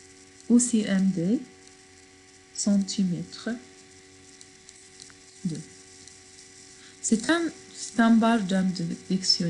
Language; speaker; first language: French; non-native, fluent; Arabic